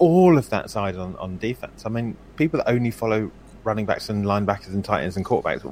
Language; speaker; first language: English; native; English